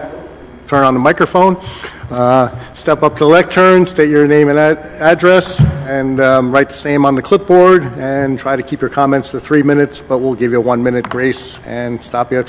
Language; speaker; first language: English; native; English